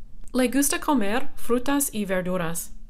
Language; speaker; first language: Spanish; non-native, fluent; English